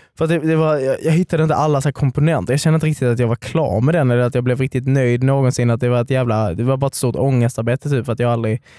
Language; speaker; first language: Swedish; native; Swedish